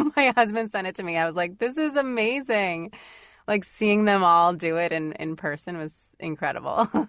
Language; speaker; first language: English; native; English